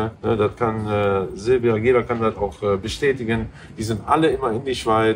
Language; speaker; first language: German; native; German